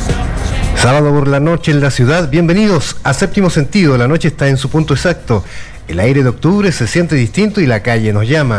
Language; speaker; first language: Spanish; native; Spanish